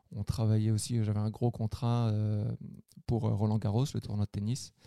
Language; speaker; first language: French; native; French